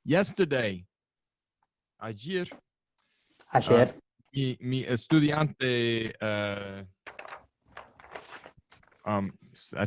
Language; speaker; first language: Spanish; non-native, learner; English